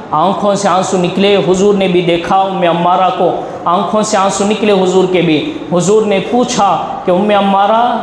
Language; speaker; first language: Urdu; native; Urdu